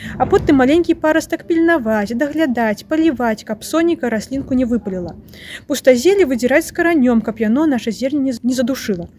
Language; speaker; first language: Belarusian; non-native, local second language; Russian